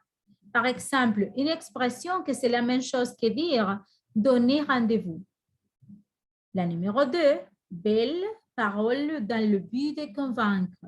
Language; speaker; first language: French; non-native, fluent; Spanish